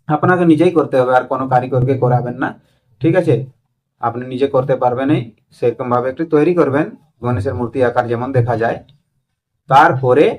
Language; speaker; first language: Bangla; non-native, local second language; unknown